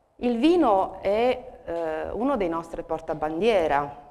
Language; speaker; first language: Italian; native; Italian